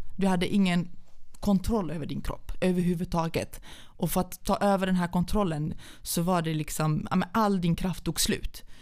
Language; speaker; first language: Swedish; early bilingual, other home language; Central Kurdish